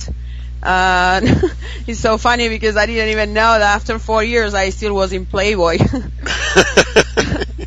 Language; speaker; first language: English; non-native, fluent; Spanish